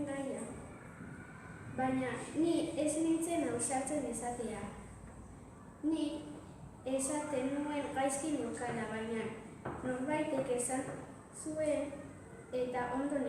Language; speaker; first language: Basque; early bilingual, other home language; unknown